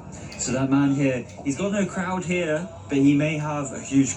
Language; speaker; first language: English; native; English